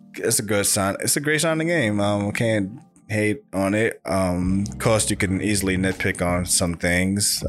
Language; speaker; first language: English; native; English